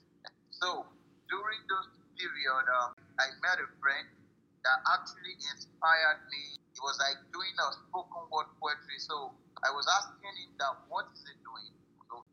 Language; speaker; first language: English; non-native, local second language; Yoruba